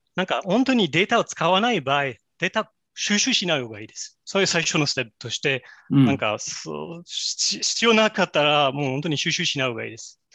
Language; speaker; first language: Japanese; non-native, fluent; French